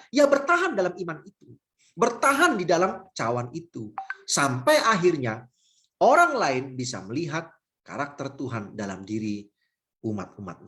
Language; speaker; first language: Indonesian; native; Indonesian